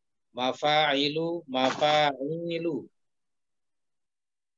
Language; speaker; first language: Arabic; non-native, fluent; Indonesian